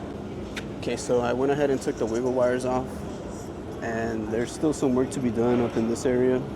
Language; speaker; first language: English; native; English